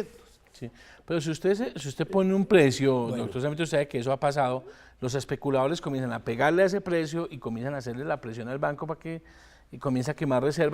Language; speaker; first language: Spanish; native; Spanish